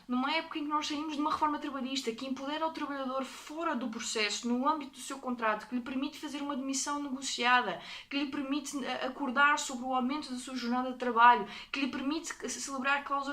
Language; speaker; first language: Portuguese; native; Portuguese